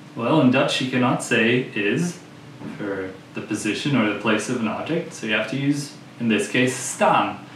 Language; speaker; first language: English; non-native, fluent; Dutch